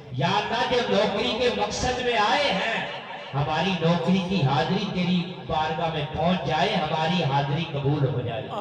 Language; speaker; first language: Urdu; non-native, local second language; Punjabi